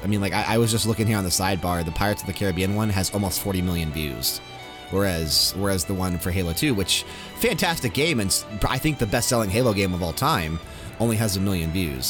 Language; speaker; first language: English; native; English